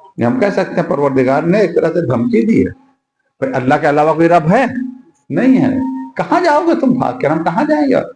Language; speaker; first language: Urdu; native; Urdu